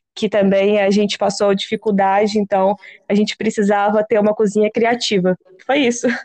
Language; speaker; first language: Portuguese; native; Portuguese